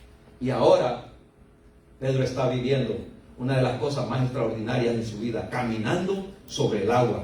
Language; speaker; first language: Spanish; native; Spanish